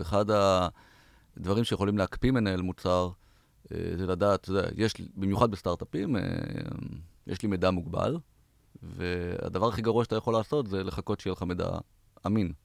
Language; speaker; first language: Hebrew; native; Hebrew